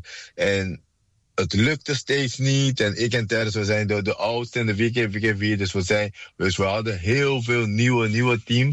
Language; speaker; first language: Dutch; non-native, fluent; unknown